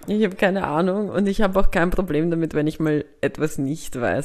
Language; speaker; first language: German; native; German